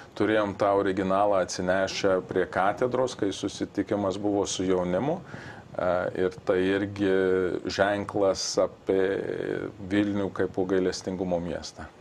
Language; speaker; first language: Lithuanian; early bilingual, heritage; Lithuanian